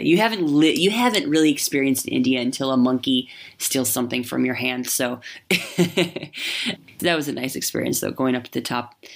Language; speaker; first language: English; native; English